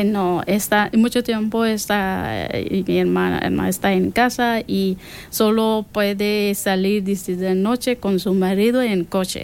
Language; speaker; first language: Spanish; non-native, learner; Persian